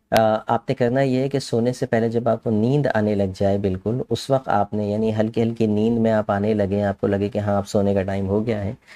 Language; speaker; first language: Urdu; native; Urdu